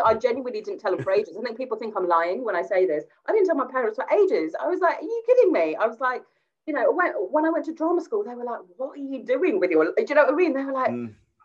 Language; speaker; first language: English; native; English